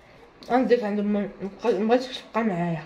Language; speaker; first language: Arabic; native; Arabic